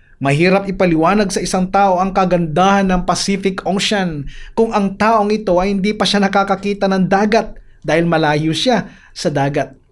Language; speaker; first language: Filipino; native; Filipino